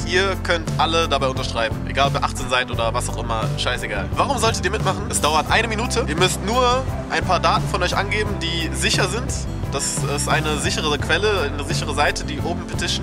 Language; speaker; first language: German; native; German